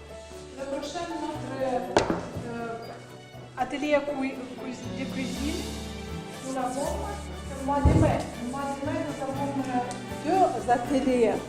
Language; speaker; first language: French; non-native, learner; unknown